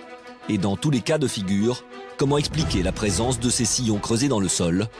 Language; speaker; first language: French; native; French